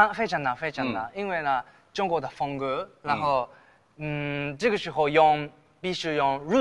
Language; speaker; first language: Chinese; non-native, learner; Japanese